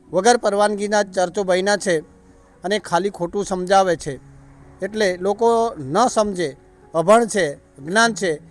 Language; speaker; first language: Gujarati; non-native, local second language; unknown